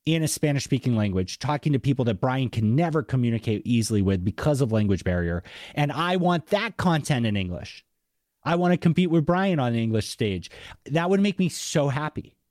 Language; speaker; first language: English; native; English